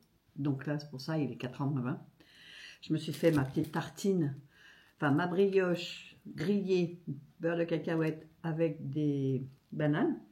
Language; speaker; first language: French; native; French